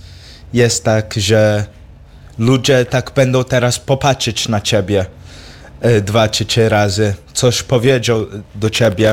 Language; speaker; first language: Polish; early bilingual, heritage; English